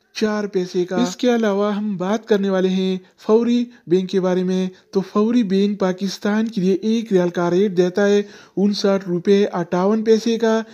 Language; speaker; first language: Urdu; non-native, local second language; Pashto